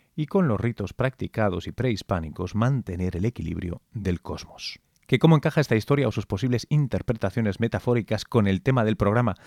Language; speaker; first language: Spanish; native; Spanish